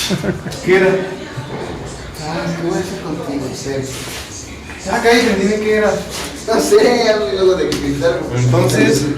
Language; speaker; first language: Spanish; native; Spanish